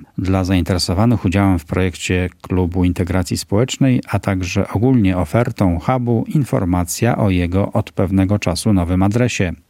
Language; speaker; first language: Polish; native; Polish